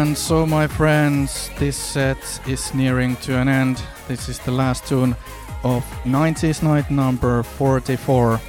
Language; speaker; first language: English; non-native, fluent; Finnish